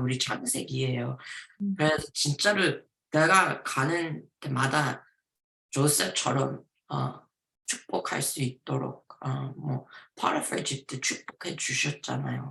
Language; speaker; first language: Korean; early bilingual, heritage; Korean